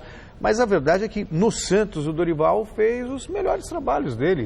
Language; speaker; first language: Portuguese; native; Portuguese